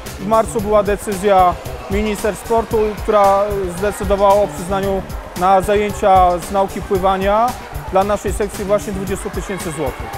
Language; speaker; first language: Polish; native; Polish